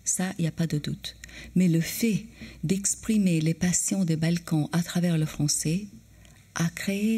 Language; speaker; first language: French; non-native, fluent; Albanian